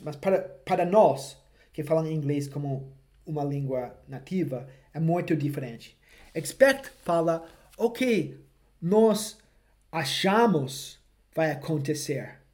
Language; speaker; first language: Portuguese; non-native, fluent; English